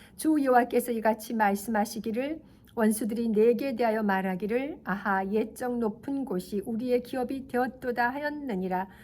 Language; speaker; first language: Korean; native; Korean